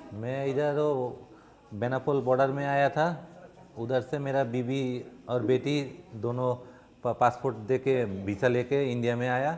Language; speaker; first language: Hindi; non-native, learner; Bangla